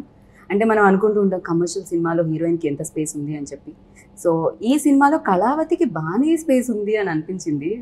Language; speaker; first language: Telugu; native; Telugu